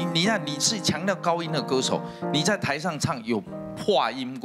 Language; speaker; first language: Chinese; native; Chinese